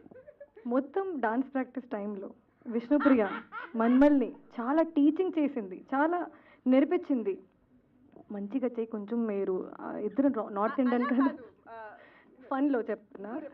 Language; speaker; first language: Telugu; non-native, local second language; Hindi